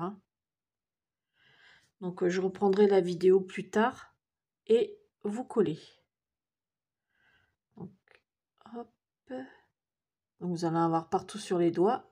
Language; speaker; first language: French; native; French